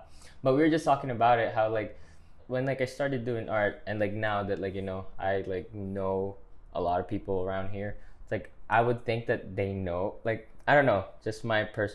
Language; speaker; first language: English; non-native, local second language; Filipino